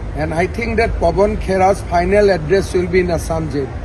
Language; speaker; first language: English; non-native, local second language; Assamese